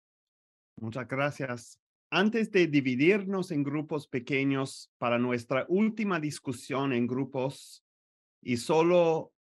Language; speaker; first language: Spanish; non-native, fluent; French